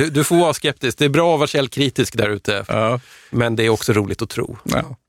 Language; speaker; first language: Swedish; native; Swedish